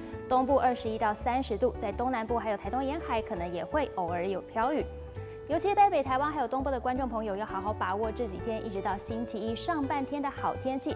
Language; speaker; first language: Chinese; native; Chinese